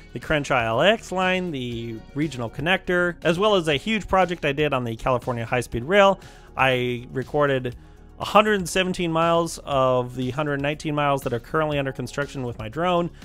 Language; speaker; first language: English; native; English